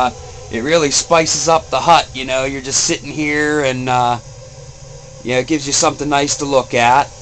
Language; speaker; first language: English; native; English